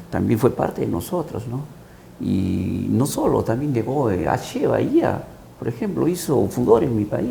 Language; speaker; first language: Portuguese; non-native, learner; Spanish